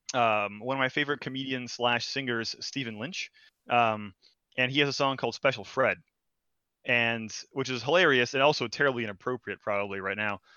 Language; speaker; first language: English; non-native, fluent; Portuguese